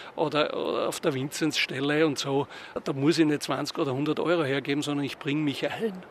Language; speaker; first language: German; native; German